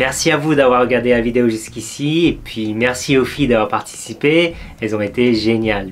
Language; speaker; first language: French; native; French